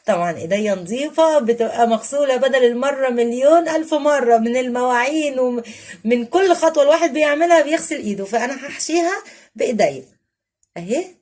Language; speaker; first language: Arabic; native; Arabic